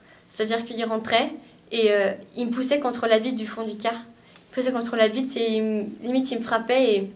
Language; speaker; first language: French; native; French